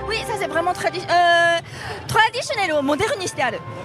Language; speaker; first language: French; non-native, learner; Japanese